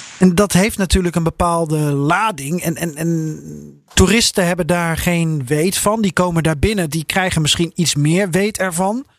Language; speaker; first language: Dutch; native; Dutch